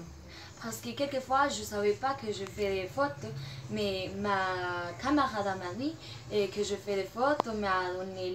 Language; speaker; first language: French; non-native, learner; Spanish